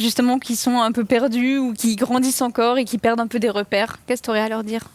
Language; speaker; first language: French; native; French